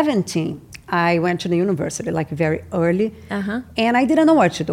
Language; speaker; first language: English; non-native, learner; Portuguese